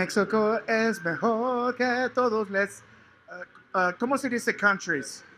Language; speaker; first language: Spanish; non-native, learner; English